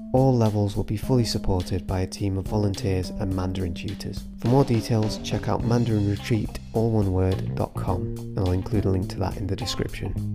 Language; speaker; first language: English; native; English